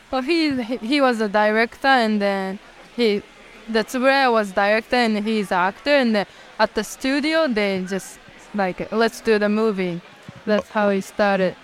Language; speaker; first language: English; non-native, fluent; Japanese